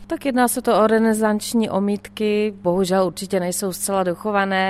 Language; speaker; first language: Czech; native; Czech